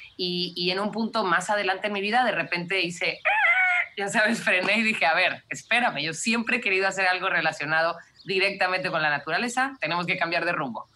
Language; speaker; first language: Spanish; native; Spanish